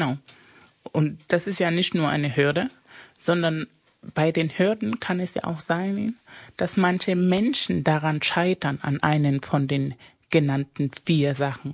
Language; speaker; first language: German; non-native, fluent; Spanish